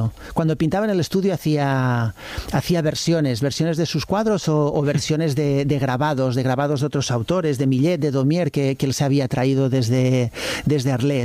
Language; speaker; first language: Spanish; native; Spanish